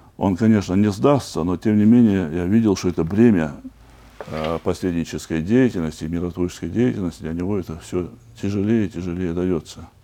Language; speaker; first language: Russian; non-native, local second language; Chechen